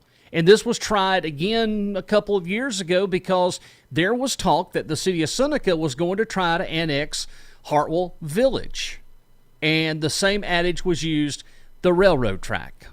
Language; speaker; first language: English; native; English